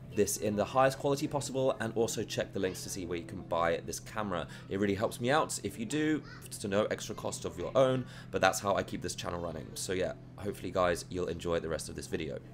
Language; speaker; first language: English; native; English